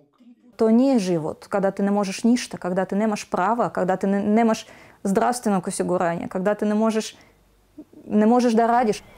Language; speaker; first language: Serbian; non-native, learner; Russian